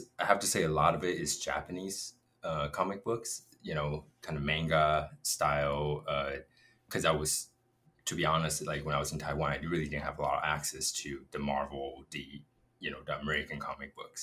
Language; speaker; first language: English; non-native, fluent; Chinese